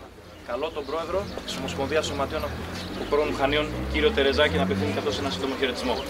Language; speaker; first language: Greek; native; Greek